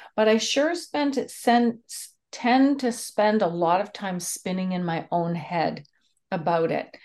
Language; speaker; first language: English; native; English